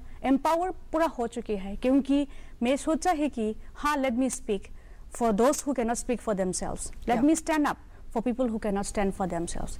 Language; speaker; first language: Hindi; non-native, local second language; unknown